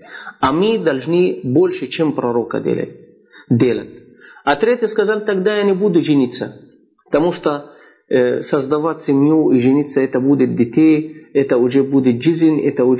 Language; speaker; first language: Russian; non-native, fluent; Arabic